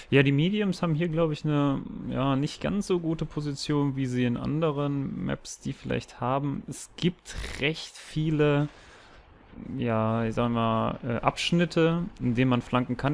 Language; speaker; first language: German; native; German